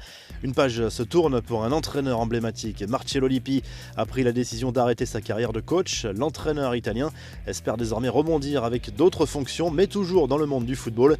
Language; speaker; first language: French; native; French